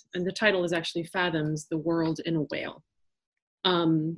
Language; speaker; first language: English; early bilingual, other home language; French